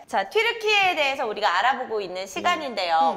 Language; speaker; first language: Korean; native; Korean